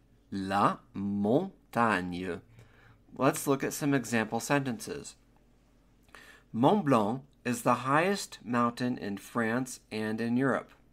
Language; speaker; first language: English; native; English